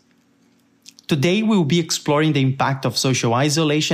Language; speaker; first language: English; non-native, fluent; Portuguese